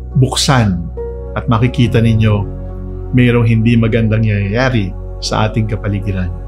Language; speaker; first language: Filipino; native; Filipino